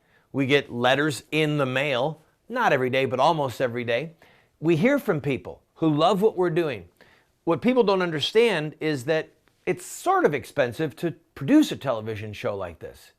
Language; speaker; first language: English; native; English